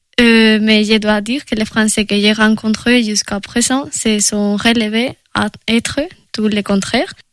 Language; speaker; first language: French; non-native, fluent; Spanish